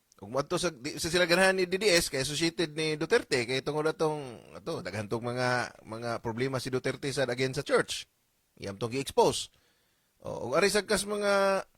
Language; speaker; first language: Cebuano; native; Cebuano